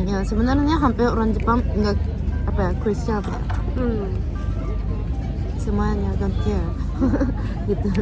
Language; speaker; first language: Indonesian; non-native, learner; Japanese